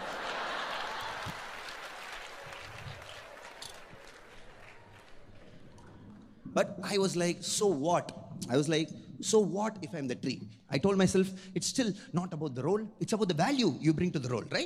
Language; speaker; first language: English; non-native, local second language; Tamil